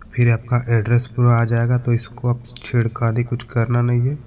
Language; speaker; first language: Hindi; native; Hindi